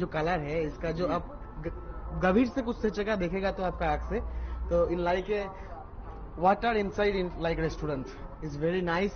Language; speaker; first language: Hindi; non-native, local second language; Bangla